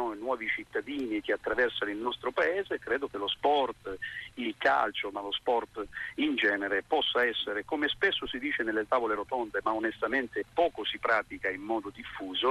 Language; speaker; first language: Italian; native; Italian